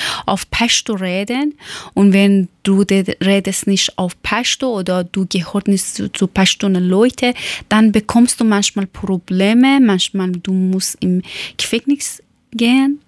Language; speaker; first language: German; non-native, learner; Persian